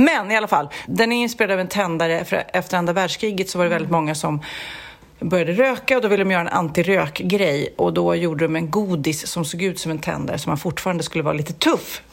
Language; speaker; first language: Swedish; native; Swedish